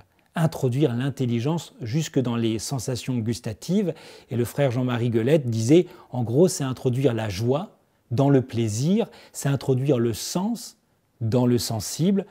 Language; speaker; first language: French; native; French